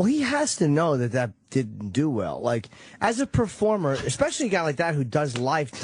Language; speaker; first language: English; native; English